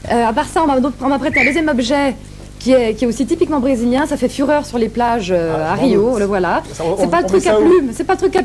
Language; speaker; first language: French; native; French